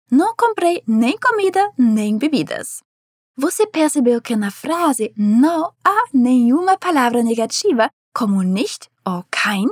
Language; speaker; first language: Portuguese; non-native, fluent; German